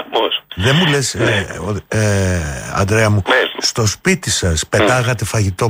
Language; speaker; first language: Greek; native; Greek